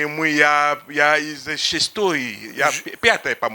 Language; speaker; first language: Russian; non-native, fluent; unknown